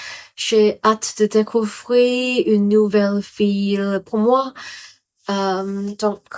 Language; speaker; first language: French; non-native, learner; Cantonese